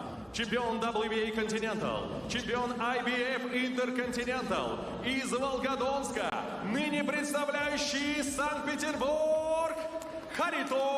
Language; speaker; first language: Russian; native; Russian